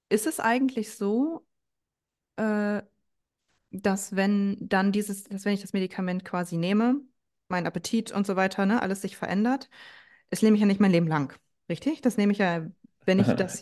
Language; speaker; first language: German; native; German